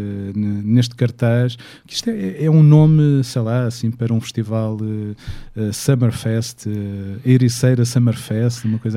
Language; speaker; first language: Portuguese; native; Portuguese